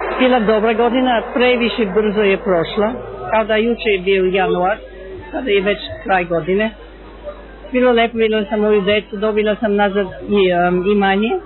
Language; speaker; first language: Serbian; early bilingual, heritage; Serbian